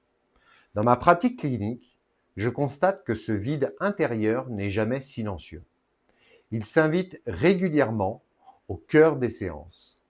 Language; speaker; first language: French; native; French